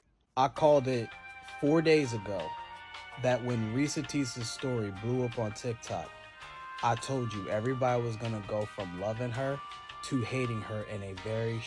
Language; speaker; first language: English; native; English